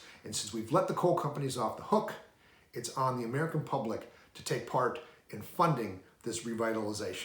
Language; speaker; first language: English; native; English